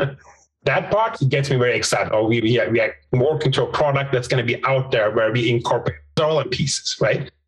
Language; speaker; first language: English; non-native, fluent; Turkish